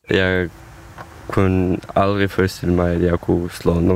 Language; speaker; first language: Danish; non-native, fluent; Ukrainian